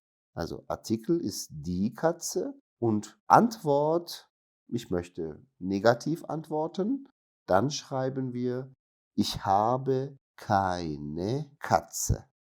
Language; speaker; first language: German; non-native, fluent; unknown